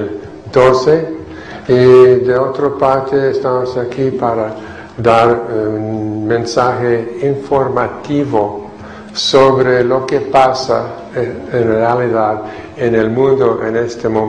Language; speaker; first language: Spanish; non-native, fluent; English